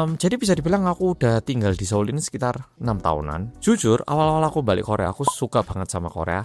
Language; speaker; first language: Indonesian; early bilingual, other home language; Korean